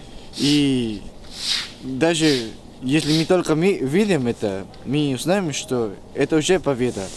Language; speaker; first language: Russian; non-native, fluent; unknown